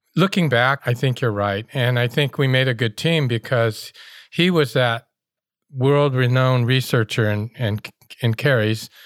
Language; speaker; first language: English; native; English